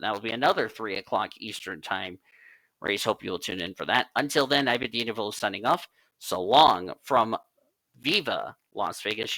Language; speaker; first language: English; native; English